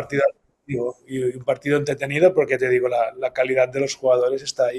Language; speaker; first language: Spanish; native; Spanish